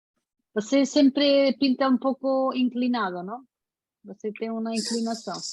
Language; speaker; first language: Portuguese; non-native, fluent; Spanish